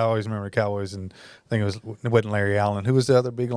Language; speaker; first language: English; native; English